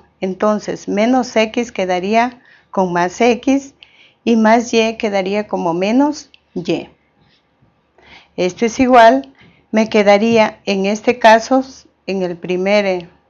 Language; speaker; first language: Spanish; native; Spanish